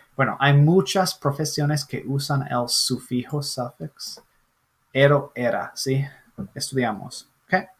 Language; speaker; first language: Spanish; non-native, fluent; English